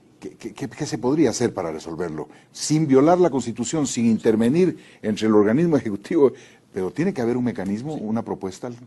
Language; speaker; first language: Spanish; native; Spanish